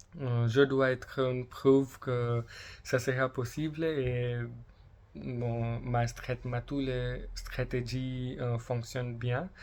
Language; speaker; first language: French; non-native, learner; English